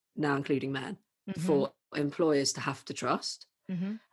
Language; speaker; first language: English; native; English